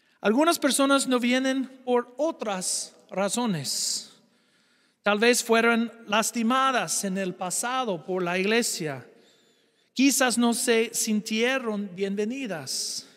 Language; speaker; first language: Spanish; non-native, fluent; English